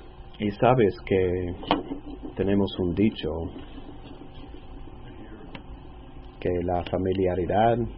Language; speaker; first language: Spanish; non-native, fluent; English